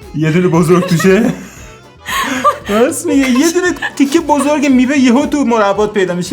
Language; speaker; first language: Persian; native; Persian